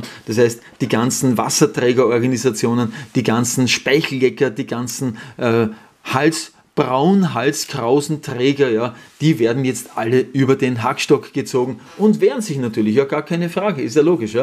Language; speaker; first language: German; native; German